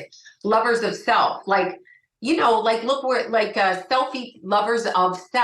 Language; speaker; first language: English; native; English